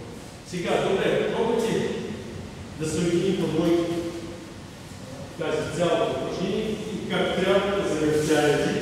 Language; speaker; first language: Bulgarian; non-native, learner; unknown